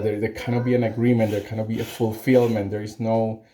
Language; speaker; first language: English; non-native, fluent; Spanish